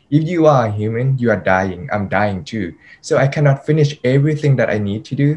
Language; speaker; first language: English; non-native, fluent; Thai